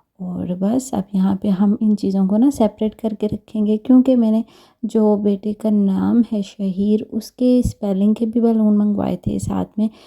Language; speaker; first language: Urdu; native; Urdu